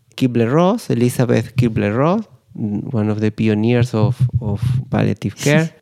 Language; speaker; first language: English; non-native, fluent; Spanish